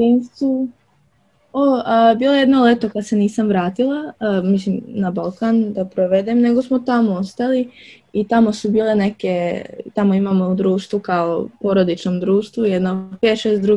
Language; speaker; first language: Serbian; early bilingual, other home language; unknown